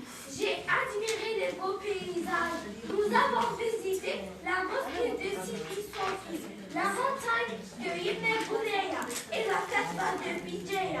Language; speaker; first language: French; non-native, learner; Arabic